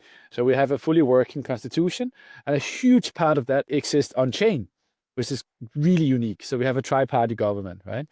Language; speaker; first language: English; non-native, fluent; Danish